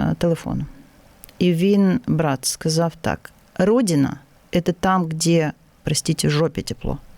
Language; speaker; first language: Ukrainian; non-native, local second language; Russian